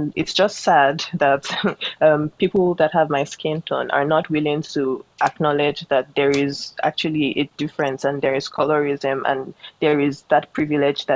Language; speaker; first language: English; non-native, local second language; Yoruba